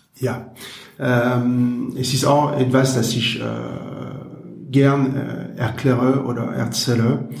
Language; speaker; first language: German; non-native, learner; French